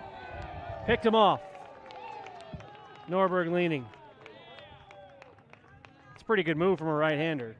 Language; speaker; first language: English; native; English